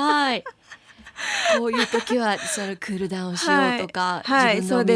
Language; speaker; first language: Japanese; native; Japanese